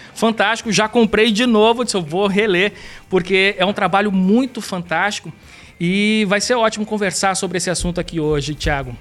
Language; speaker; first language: Portuguese; native; Portuguese